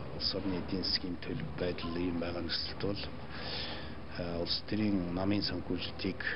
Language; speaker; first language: Mongolian; non-native, local second language; Kazakh